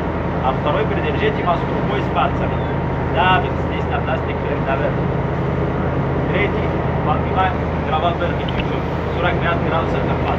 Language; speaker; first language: Russian; non-native, learner; Arabic